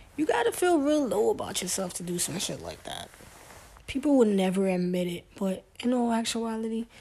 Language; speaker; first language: English; native; English